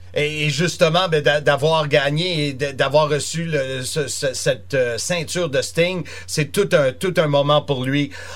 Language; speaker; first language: French; native; French